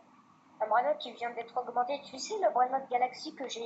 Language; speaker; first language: French; native; French